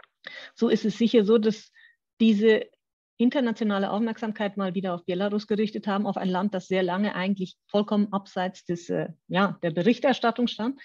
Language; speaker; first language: German; native; German